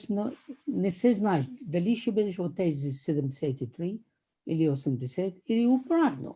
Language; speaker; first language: Bulgarian; non-native, fluent; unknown